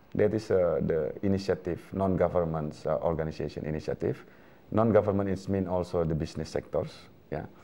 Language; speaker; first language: English; non-native, fluent; Indonesian